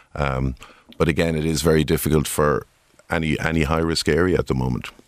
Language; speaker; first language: English; native; English